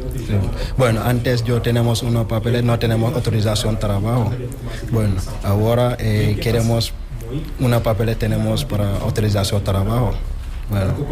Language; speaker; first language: Spanish; non-native, learner; Wolof